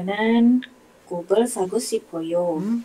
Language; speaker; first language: Korean; non-native, learner; Indonesian